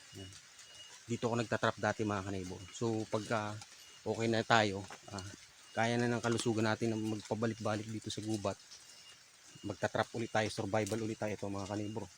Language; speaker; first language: Filipino; native; Filipino